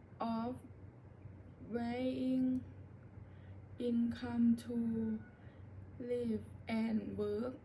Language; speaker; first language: English; non-native, learner; Thai